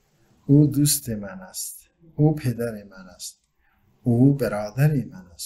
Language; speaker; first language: Persian; non-native, fluent; Turkish